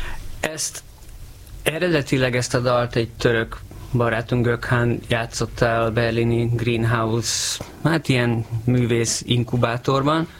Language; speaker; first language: Hungarian; native; Hungarian